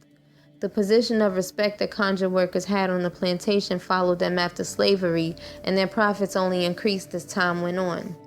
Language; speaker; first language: English; native; English